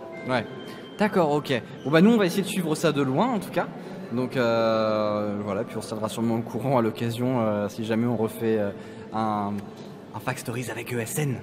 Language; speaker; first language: French; native; French